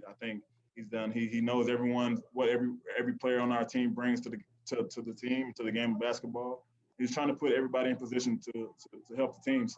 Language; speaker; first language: English; native; English